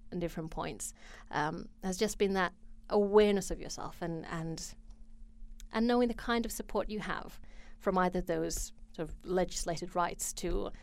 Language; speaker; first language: English; non-native, fluent; Finnish